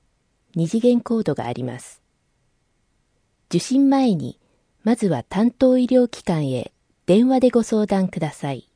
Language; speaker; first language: Japanese; native; Japanese